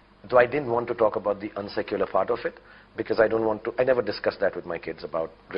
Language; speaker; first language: English; non-native, local second language; Hindi